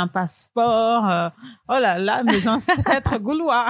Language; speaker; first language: French; non-native, fluent; Portuguese